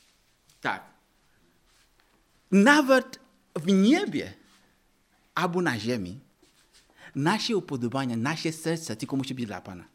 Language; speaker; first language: Polish; non-native, learner; Ukrainian